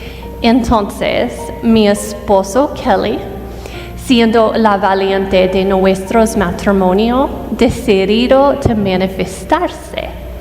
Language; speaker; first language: Spanish; non-native, fluent; English